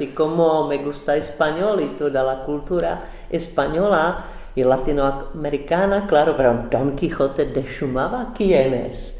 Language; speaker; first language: Spanish; non-native, fluent; Czech